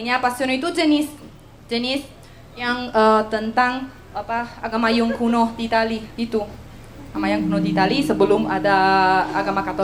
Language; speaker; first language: Indonesian; non-native, fluent; Italian